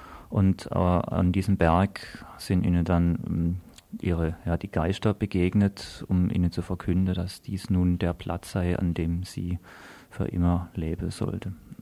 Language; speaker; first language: German; native; German